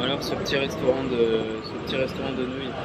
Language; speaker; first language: French; native; French